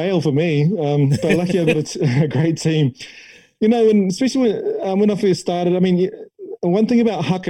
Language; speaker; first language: English; native; English